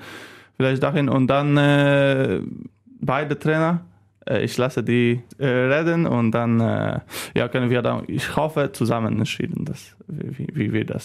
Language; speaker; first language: German; non-native, learner; Polish